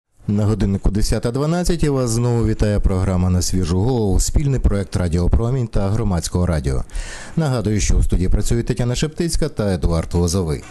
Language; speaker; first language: Ukrainian; native; Ukrainian